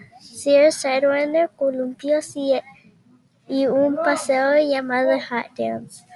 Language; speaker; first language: Spanish; early bilingual, heritage; Spanish